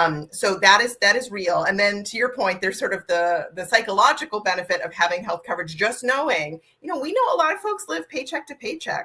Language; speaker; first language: English; native; English